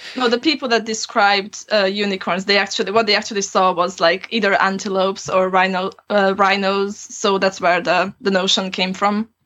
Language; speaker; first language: English; non-native, fluent; Romanian